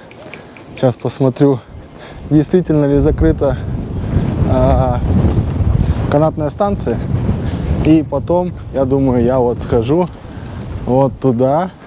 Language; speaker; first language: Russian; native; Russian